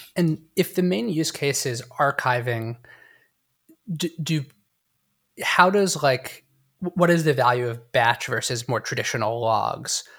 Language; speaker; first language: English; native; English